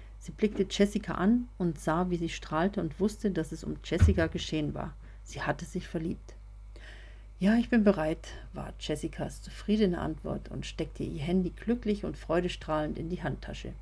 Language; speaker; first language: German; native; German